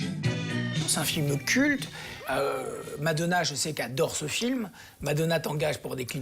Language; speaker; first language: French; native; French